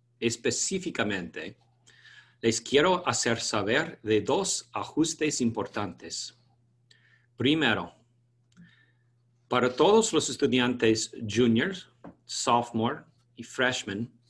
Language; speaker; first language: Spanish; non-native, fluent; English